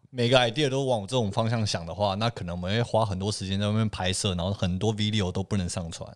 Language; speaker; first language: Chinese; early bilingual, heritage; Chinese